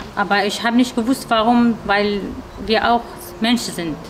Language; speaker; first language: German; non-native, learner; Arabic